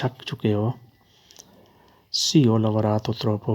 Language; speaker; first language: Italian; non-native, learner; Urdu